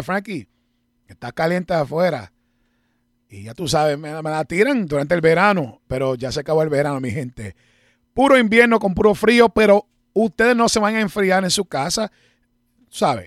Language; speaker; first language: Spanish; early bilingual, other home language; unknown